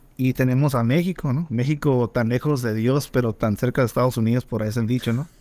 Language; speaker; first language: Spanish; native; Spanish